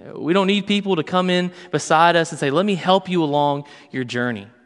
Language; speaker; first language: English; native; English